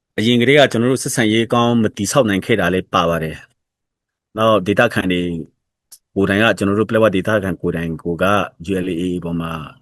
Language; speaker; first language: Burmese; non-native, local second language; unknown